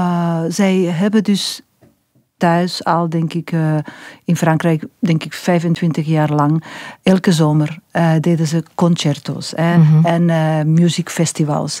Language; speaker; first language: Dutch; non-native, local second language; French